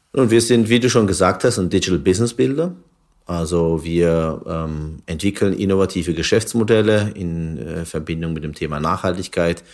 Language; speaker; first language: German; early bilingual, other home language; Turkish